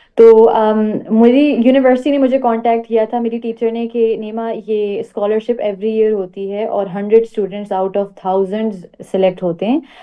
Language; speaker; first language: Urdu; native; Urdu